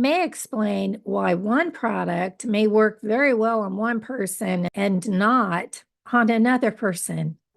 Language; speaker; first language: English; native; English